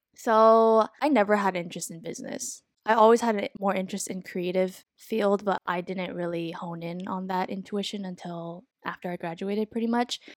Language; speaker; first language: English; early bilingual, other home language; Vietnamese